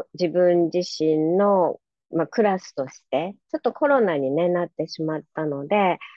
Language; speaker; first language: Japanese; native; Japanese